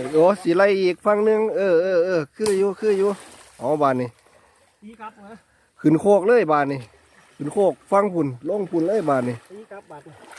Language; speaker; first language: Thai; native; Thai